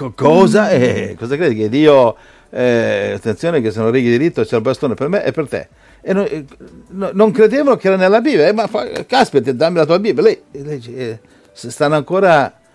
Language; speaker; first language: Italian; native; Italian